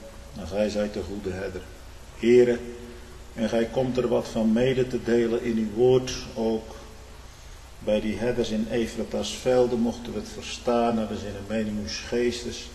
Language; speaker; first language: Dutch; native; Dutch